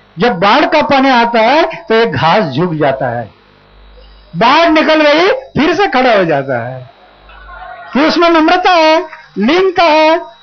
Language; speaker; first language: Hindi; non-native, local second language; Marathi